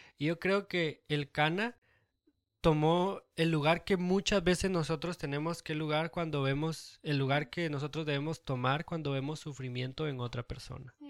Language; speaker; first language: Spanish; early bilingual, heritage; Spanish